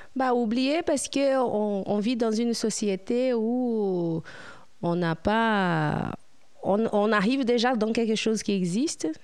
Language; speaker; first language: French; non-native, fluent; Portuguese